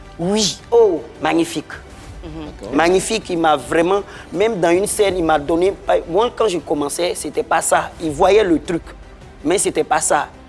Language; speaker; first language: French; non-native, local second language; Baoulé